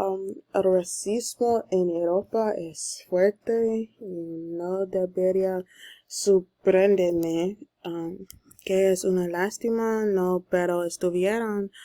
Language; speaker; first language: Spanish; non-native, learner; English